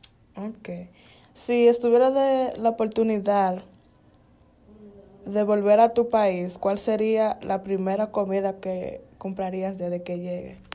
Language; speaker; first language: Spanish; early bilingual, heritage; Spanish